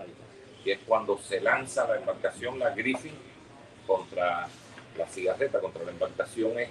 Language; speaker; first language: Spanish; native; Spanish